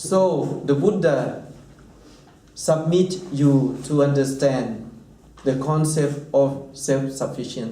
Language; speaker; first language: English; non-native, fluent; Thai